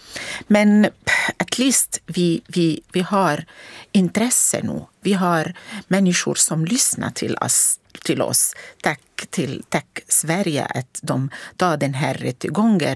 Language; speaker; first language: Swedish; non-native, fluent; Arabic